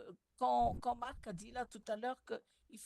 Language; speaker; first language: French; non-native, local second language; Malagasy